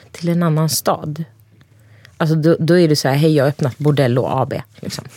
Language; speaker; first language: Swedish; early bilingual, other home language; Turkish